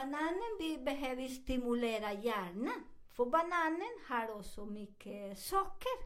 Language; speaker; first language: Swedish; non-native, learner; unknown